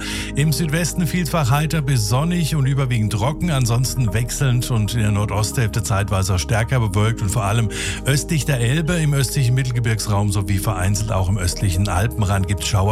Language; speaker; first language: German; native; German